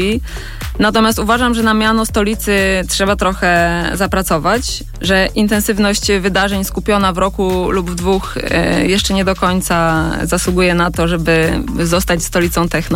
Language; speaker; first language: Polish; native; Polish